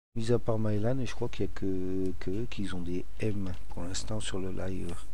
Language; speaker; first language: French; native; French